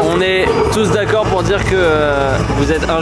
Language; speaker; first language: French; native; French